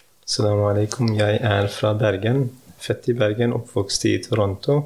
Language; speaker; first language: Norwegian; early bilingual, heritage; Norwegian